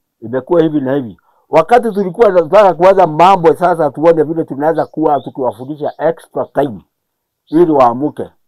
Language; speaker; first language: Swahili; non-native, local second language; Kikuyu